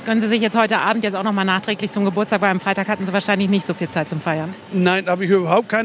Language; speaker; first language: German; native; German